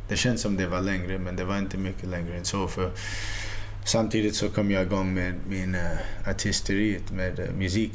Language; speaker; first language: Swedish; early bilingual, heritage; Swedish